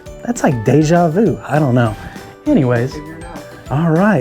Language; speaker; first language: English; native; English